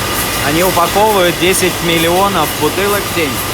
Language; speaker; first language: Russian; native; Russian